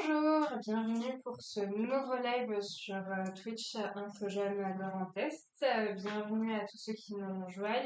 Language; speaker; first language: French; native; French